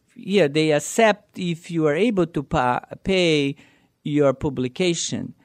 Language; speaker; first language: English; non-native, learner; Portuguese